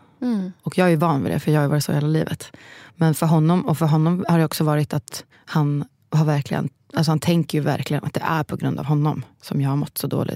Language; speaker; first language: Swedish; native; Swedish